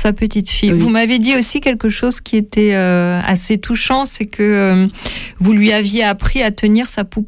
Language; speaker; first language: French; native; French